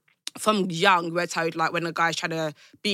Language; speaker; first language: English; non-native, local second language; Yoruba